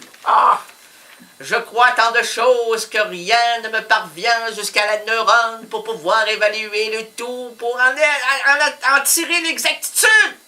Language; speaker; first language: French; native; French